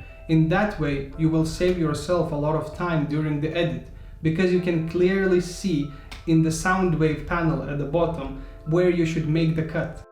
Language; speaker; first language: English; non-native, fluent; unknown